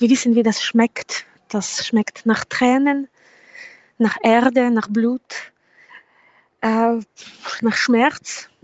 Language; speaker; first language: German; non-native, fluent; Ukrainian